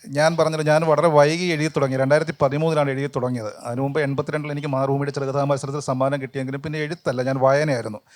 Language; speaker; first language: Malayalam; native; Malayalam